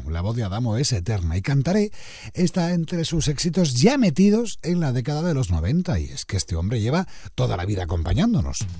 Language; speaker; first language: Spanish; native; Spanish